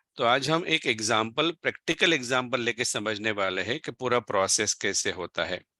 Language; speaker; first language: Hindi; non-native, local second language; Gujarati